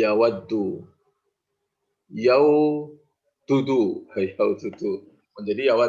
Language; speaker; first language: Arabic; non-native, fluent; Indonesian